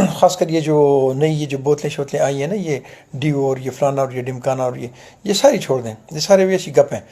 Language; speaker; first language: Urdu; non-native, local second language; Punjabi